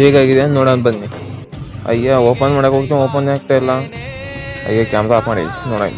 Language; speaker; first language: Kannada; native; Kannada